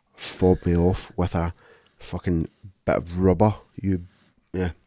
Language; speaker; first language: English; native; English